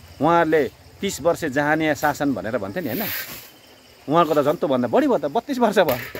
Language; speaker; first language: Nepali; native; Nepali